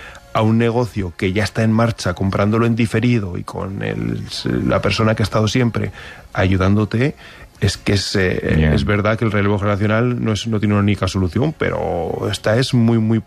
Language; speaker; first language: Spanish; native; Spanish